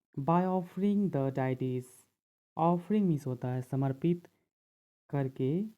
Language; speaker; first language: Hindi; native; Hindi